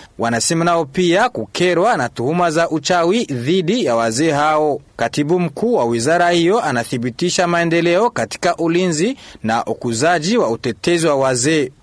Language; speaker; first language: Swahili; non-native, local second language; Rundi